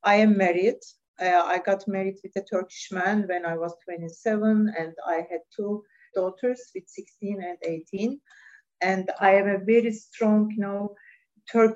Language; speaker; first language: English; non-native, fluent; Turkish